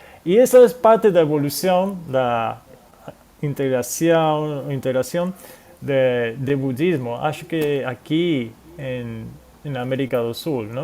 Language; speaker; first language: Portuguese; non-native, fluent; Spanish